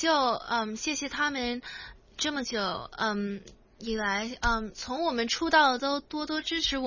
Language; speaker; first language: Chinese; non-native, local second language; Cantonese